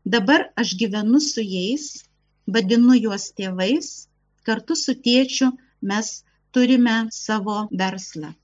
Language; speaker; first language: Lithuanian; native; Lithuanian